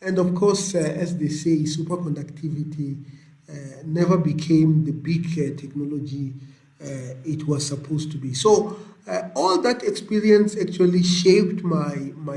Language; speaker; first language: English; non-native, local second language; Venda